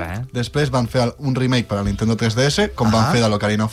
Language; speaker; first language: Catalan; native; Catalan